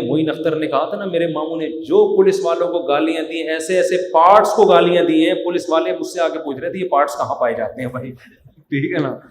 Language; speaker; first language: Urdu; native; Urdu